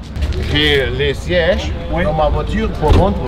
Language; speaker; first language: French; non-native, learner; German